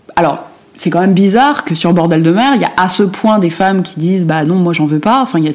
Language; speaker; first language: French; early bilingual, other home language; German